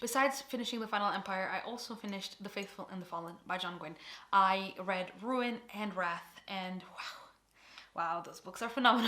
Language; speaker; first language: English; non-native, fluent; Portuguese